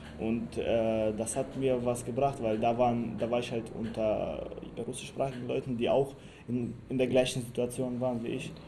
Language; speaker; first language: German; early bilingual, other home language; Russian